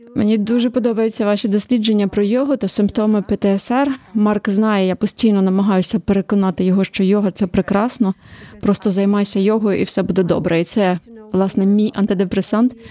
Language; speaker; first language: Ukrainian; native; Ukrainian